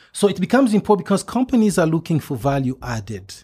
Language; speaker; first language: English; non-native, fluent; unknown